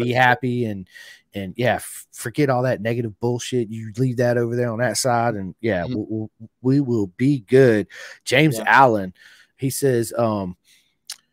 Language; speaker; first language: English; native; English